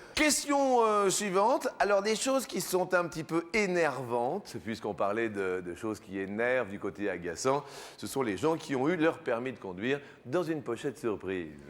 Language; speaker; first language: French; native; French